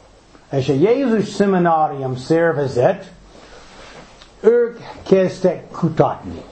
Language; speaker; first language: Hungarian; non-native, fluent; English